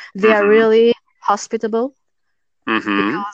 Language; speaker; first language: English; non-native, learner; Albanian